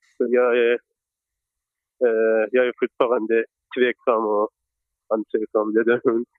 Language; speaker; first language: Swedish; non-native, fluent; Persian